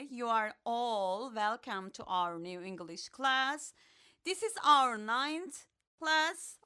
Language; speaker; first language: English; non-native, fluent; Turkish